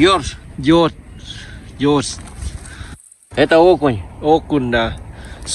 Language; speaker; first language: Russian; non-native, learner; Lao